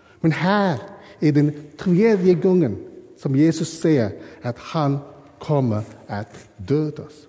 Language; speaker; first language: Swedish; non-native, fluent; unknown